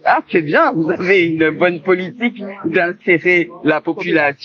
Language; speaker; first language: French; native; French